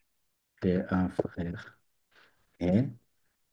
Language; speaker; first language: French; non-native, fluent; Bangla